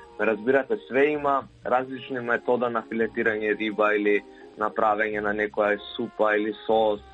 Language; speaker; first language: Macedonian; native; Macedonian